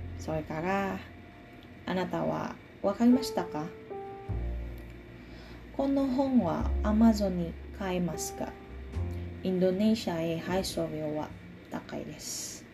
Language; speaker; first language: Japanese; non-native, learner; Indonesian